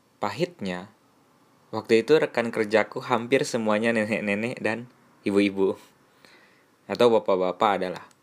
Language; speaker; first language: Indonesian; native; Indonesian